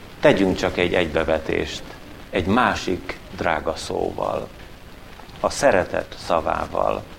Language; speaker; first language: Hungarian; native; Hungarian